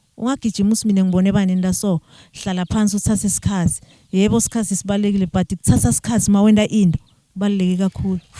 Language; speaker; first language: Zulu; non-native, local second language; Swati